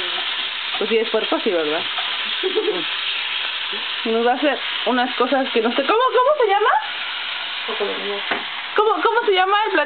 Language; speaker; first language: Spanish; native; Spanish